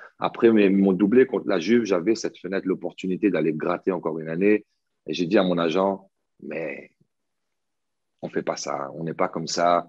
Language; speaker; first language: French; native; French